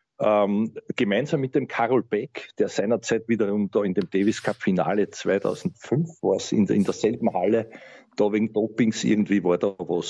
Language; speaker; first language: German; native; German